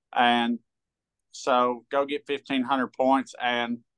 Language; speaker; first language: English; native; English